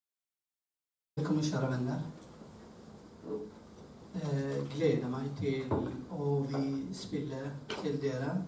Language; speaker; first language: Norwegian; non-native, learner; Arabic